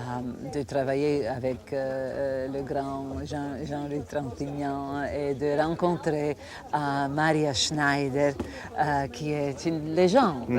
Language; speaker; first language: French; non-native, fluent; Croatian